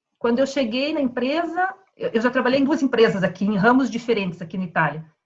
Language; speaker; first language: Portuguese; native; Portuguese